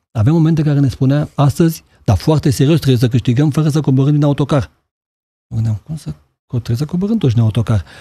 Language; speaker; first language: Romanian; native; Romanian